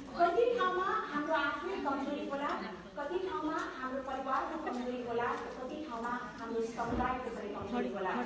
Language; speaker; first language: Nepali; early bilingual, heritage; Nepali